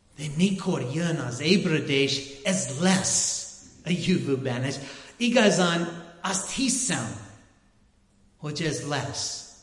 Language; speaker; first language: Hungarian; non-native, learner; English